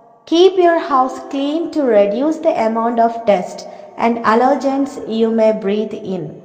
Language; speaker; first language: English; non-native, local second language; Malayalam